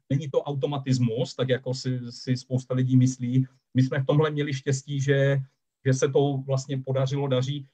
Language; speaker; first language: Czech; native; Czech